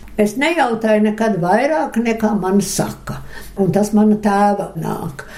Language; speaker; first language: Latvian; early bilingual, other home language; Russian